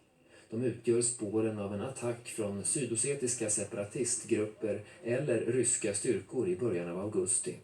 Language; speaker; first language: Swedish; native; Swedish